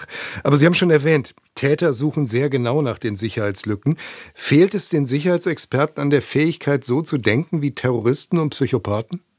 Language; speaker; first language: German; native; German